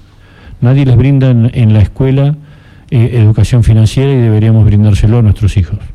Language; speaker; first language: Spanish; native; Spanish